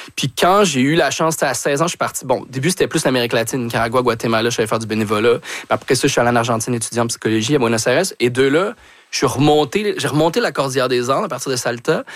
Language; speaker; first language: French; native; French